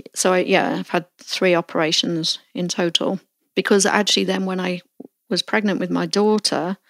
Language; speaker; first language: English; native; English